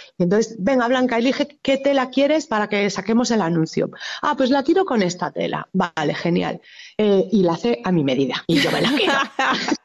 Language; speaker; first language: Spanish; native; Spanish